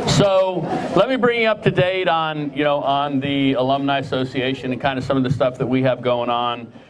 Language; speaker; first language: English; native; English